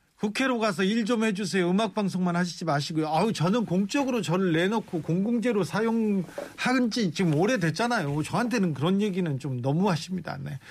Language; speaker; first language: Korean; native; Korean